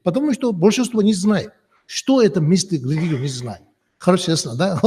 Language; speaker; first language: Russian; non-native, learner; Tibetan